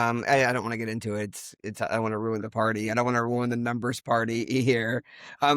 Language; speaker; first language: English; native; English